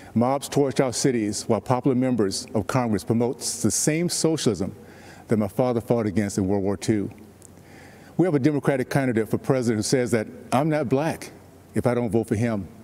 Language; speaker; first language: English; native; English